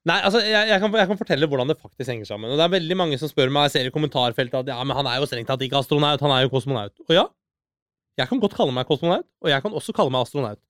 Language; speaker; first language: Norwegian; early bilingual, other home language; Persian